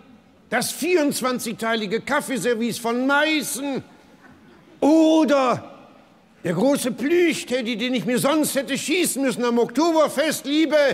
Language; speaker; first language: German; native; German